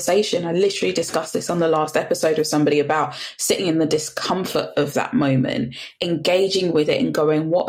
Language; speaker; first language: English; native; English